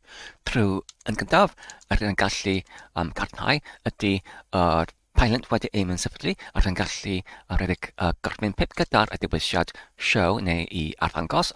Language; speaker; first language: Welsh; non-native, learner; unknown